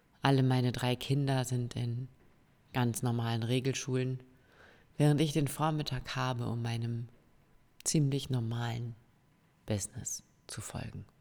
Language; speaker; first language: German; native; German